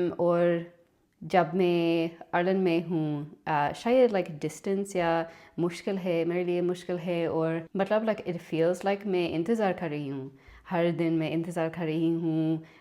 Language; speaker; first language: Hindi; non-native, learner; English